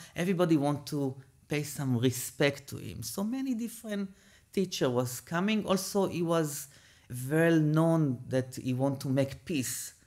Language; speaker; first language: English; non-native, fluent; Hebrew